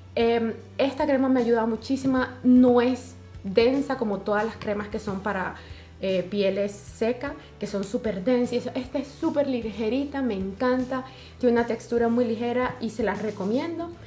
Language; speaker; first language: Spanish; native; Spanish